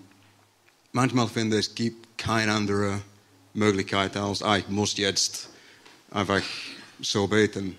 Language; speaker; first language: German; non-native, fluent; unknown